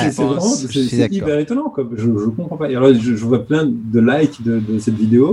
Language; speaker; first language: French; native; French